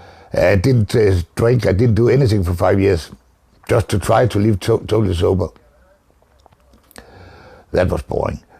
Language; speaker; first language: English; non-native, fluent; Danish